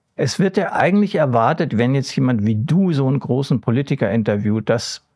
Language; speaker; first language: German; native; German